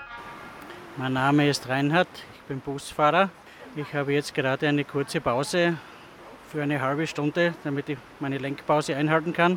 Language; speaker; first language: German; native; German